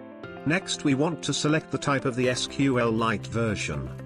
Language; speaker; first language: English; non-native, fluent; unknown